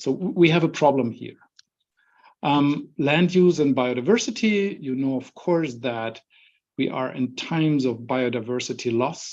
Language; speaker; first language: English; non-native, fluent; German